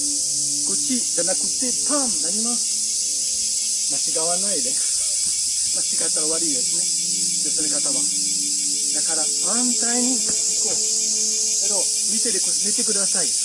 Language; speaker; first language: Japanese; non-native, fluent; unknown